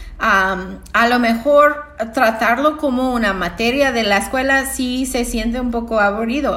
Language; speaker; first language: Spanish; non-native, fluent; English